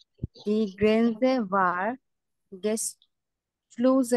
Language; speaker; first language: German; non-native, learner; Bangla